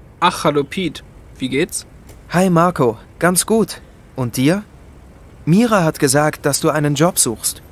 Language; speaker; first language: German; non-native, fluent; Turkish